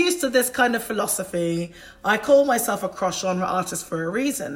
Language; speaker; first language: English; native; English